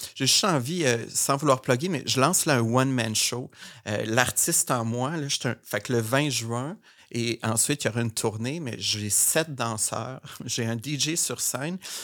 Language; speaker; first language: French; native; French